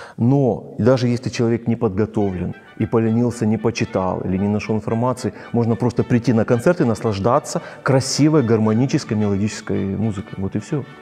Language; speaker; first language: Russian; non-native, local second language; Ukrainian